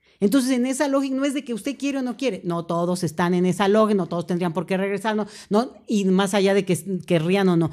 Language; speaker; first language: Spanish; native; Spanish